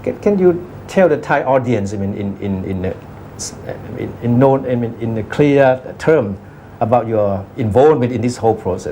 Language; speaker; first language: English; non-native, fluent; Thai